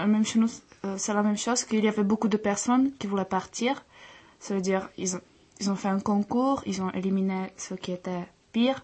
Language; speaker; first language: French; non-native, fluent; Czech